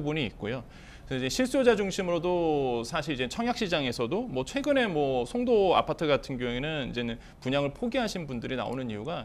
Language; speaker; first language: Korean; native; Korean